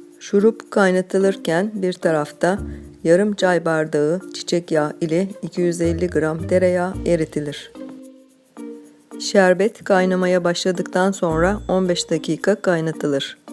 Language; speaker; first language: Turkish; native; Turkish